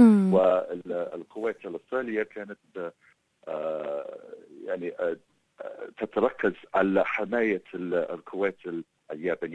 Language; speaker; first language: Arabic; non-native, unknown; English